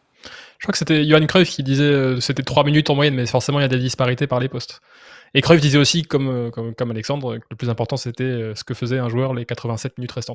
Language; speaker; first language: French; native; French